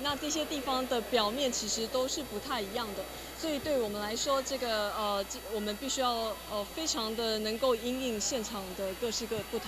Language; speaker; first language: Chinese; native; Chinese